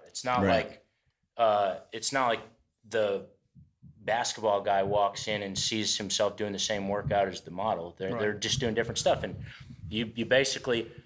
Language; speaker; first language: English; native; English